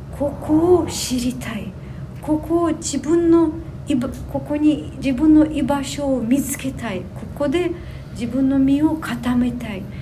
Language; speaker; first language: Japanese; non-native, fluent; Ukrainian